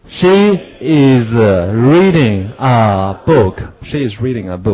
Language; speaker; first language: English; non-native, fluent; Chinese